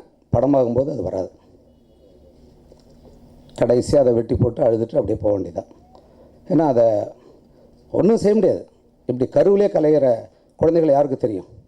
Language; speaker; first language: Tamil; native; Tamil